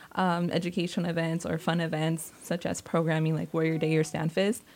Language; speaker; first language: English; native; English